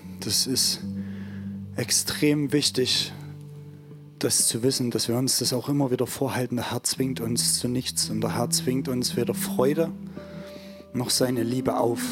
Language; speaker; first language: German; native; German